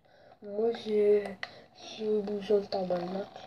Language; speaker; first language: French; native; French